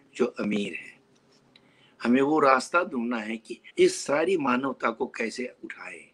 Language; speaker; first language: Hindi; native; Hindi